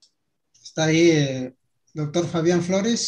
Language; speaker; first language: Spanish; native; Spanish